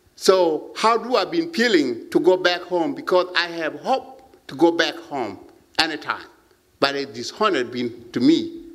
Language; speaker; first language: English; non-native, learner; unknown